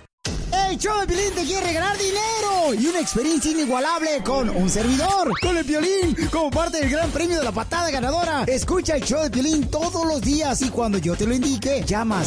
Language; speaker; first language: Spanish; native; Spanish